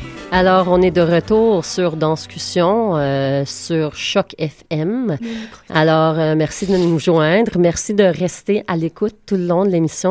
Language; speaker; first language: French; native; French